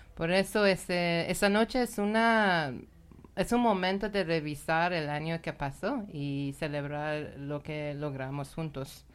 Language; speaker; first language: Spanish; non-native, learner; Persian